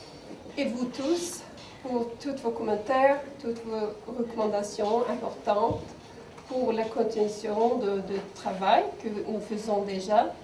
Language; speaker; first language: French; non-native, fluent; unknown